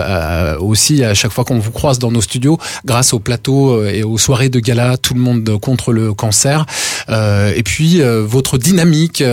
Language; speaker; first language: French; native; French